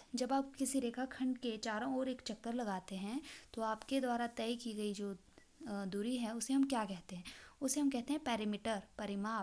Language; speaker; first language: Hindi; native; Hindi